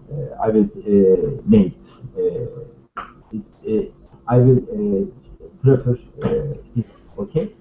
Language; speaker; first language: English; non-native, learner; Turkish